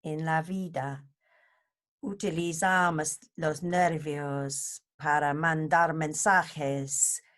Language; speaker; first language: Spanish; non-native, learner; English